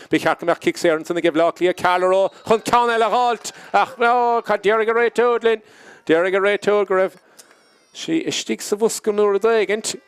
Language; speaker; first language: Irish; native; Irish